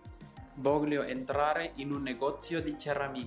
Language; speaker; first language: Italian; non-native, learner; Spanish